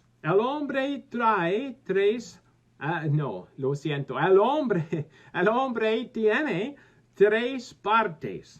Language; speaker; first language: Spanish; non-native, learner; English